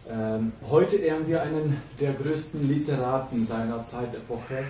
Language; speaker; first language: German; early bilingual, heritage; German